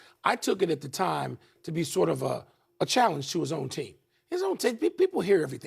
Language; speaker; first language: English; native; English